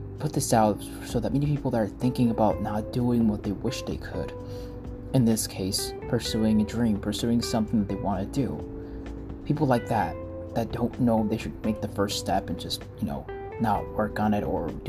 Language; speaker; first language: English; non-native, fluent; Spanish